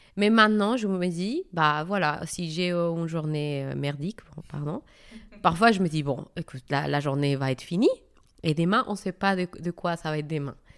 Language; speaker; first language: French; non-native, fluent; Spanish